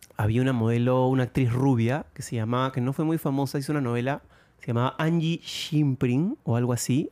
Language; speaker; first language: Spanish; native; Spanish